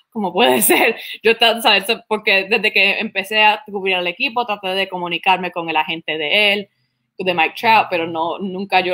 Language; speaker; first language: Spanish; early bilingual, heritage; Spanish